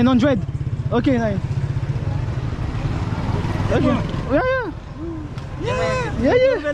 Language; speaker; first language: English; non-native, learner; French